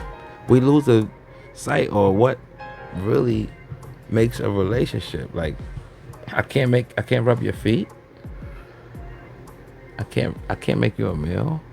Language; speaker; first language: English; native; English